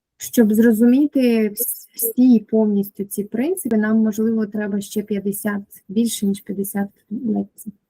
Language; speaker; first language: Ukrainian; native; Ukrainian